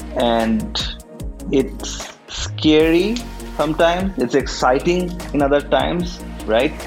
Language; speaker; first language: English; non-native, local second language; Bangla